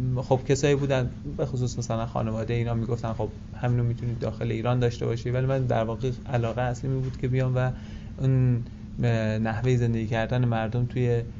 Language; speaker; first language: Persian; native; Persian